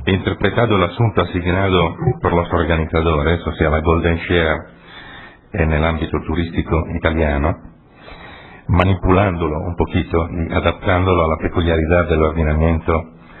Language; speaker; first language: Spanish; non-native, fluent; Italian